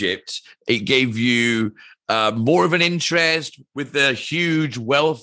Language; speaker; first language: English; native; English